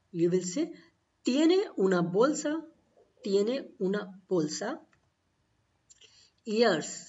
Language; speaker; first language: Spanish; non-native, learner; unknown